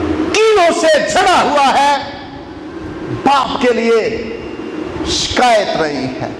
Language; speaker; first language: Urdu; non-native, local second language; Punjabi